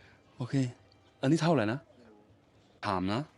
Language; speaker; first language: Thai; non-native, learner; Chinese